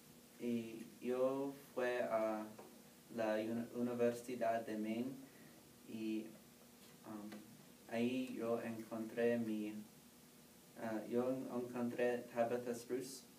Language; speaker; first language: Spanish; non-native, learner; English